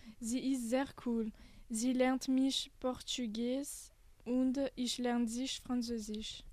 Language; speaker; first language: German; non-native, learner; French